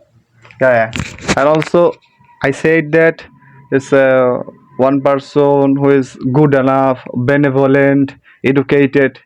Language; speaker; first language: English; non-native, learner; Bangla